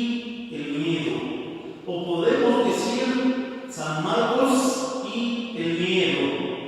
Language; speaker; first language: Spanish; non-native, fluent; Arabic